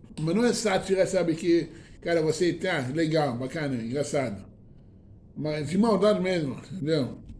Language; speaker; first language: Portuguese; non-native, fluent; Hebrew